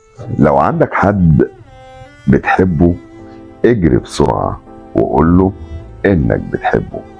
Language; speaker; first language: Arabic; native; Arabic